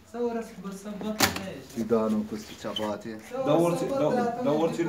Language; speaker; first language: Italian; non-native, fluent; Arabic